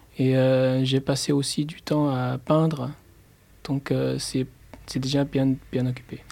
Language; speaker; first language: French; non-native, fluent; Chinese